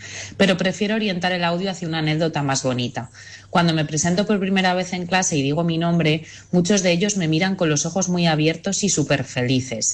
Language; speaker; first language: Spanish; native; Spanish